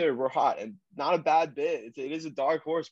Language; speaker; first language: English; native; English